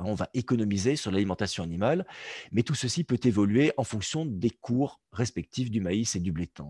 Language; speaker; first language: French; native; French